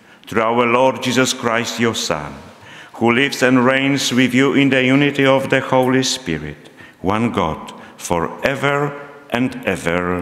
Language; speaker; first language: English; non-native, fluent; Polish